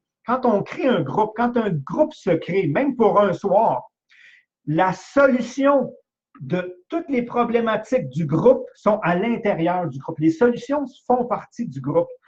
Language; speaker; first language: French; native; French